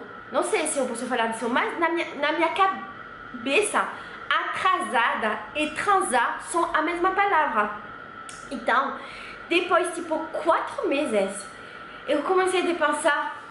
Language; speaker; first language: Portuguese; non-native, fluent; French